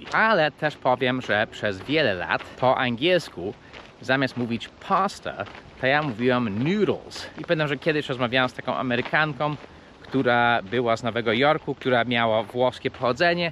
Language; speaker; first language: Polish; early bilingual, heritage; Polish